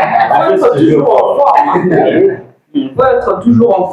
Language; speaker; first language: French; non-native, fluent; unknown